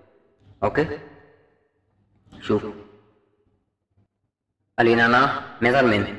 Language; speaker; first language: Arabic; non-native, learner; Bangla